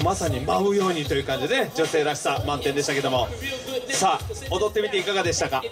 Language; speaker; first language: Japanese; native; Japanese